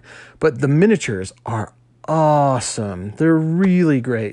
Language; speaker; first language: English; native; English